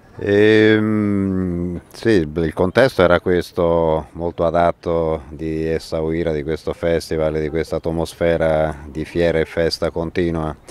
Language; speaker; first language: Italian; native; Italian